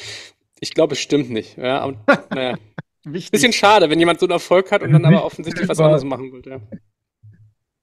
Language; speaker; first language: German; native; German